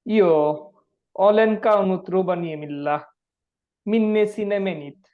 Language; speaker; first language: Finnish; non-native, learner; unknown